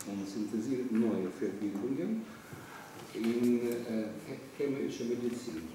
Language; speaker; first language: German; non-native, learner; Ukrainian